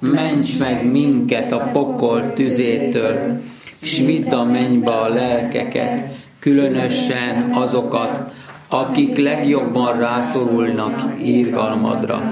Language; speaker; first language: Hungarian; native; Hungarian